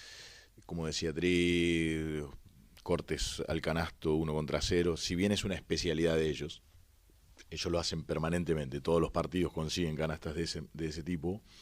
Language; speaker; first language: Spanish; native; Spanish